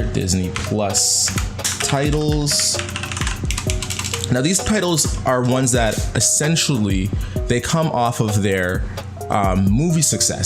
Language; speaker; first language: English; native; English